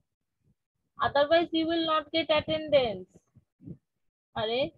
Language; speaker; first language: English; non-native, local second language; Bangla